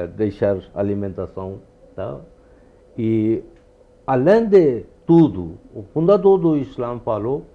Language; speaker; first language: Portuguese; non-native, fluent; Urdu